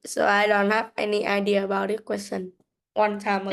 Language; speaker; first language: English; non-native, learner; Vietnamese